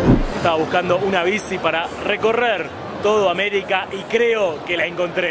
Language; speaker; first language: Spanish; native; Spanish